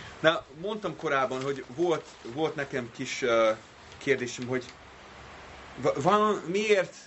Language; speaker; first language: Hungarian; non-native, fluent; English